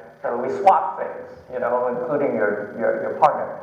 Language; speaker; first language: English; early bilingual, other home language; Chinese